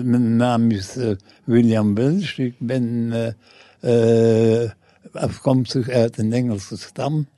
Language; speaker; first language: Dutch; non-native, fluent; English